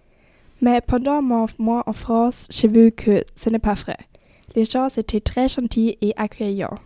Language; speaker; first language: French; non-native, fluent; German